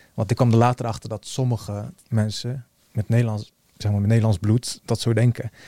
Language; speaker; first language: Dutch; early bilingual, other home language; Bosnian